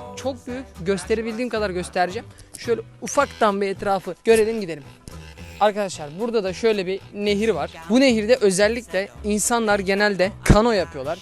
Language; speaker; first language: Turkish; native; Turkish